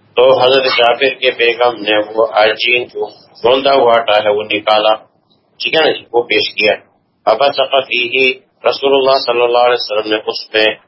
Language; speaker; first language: Urdu; non-native, local second language; Pashto